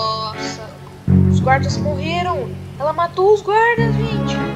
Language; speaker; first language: Portuguese; native; Portuguese